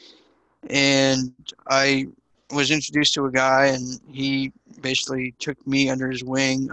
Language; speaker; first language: English; native; English